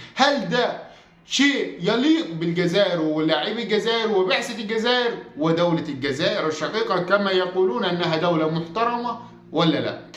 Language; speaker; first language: Arabic; native; Arabic